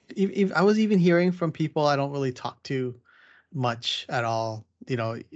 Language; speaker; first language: English; native; English